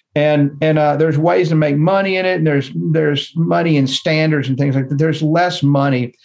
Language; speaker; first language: English; native; English